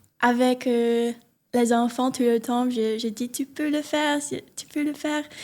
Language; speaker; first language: French; non-native, learner; English